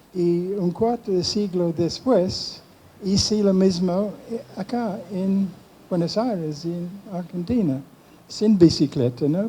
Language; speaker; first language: Spanish; non-native, fluent; English